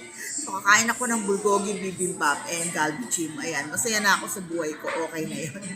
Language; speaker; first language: Filipino; native; Filipino